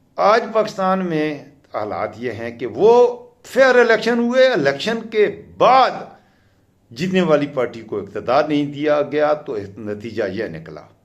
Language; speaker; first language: Urdu; non-native, local second language; Pashto